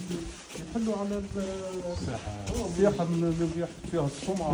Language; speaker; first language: Arabic; native; Arabic